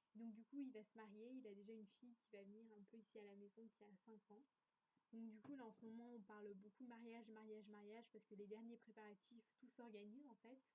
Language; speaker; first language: French; native; French